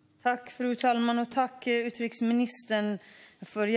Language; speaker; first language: Swedish; non-native, fluent; Kurdish